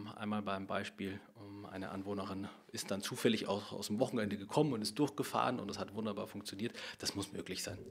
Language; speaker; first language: German; native; German